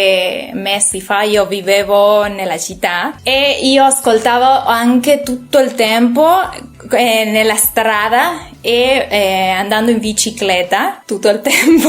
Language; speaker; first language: Italian; non-native, learner; Spanish